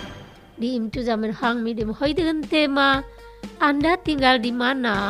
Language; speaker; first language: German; non-native, fluent; Indonesian